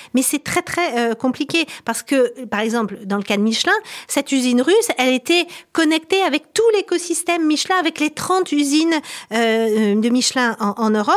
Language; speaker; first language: French; native; French